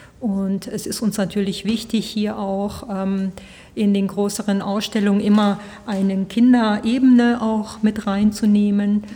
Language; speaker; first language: German; early bilingual, heritage; Spanish